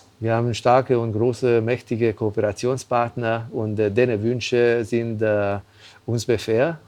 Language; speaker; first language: German; non-native, fluent; Hungarian